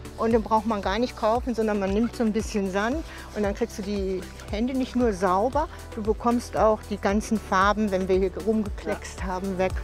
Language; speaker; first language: German; native; German